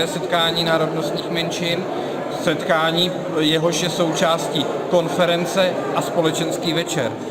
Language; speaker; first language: Czech; native; Czech